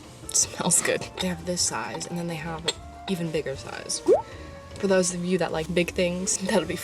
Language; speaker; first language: English; native; English